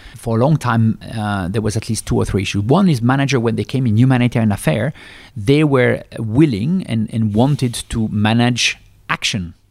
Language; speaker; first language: English; non-native, fluent; French